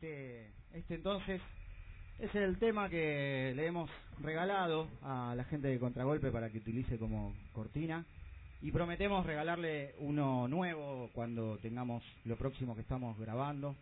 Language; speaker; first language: Spanish; native; Spanish